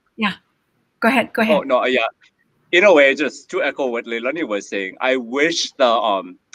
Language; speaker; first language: English; native; English